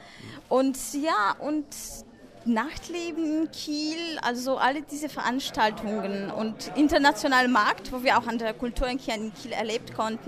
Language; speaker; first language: German; non-native, fluent; Polish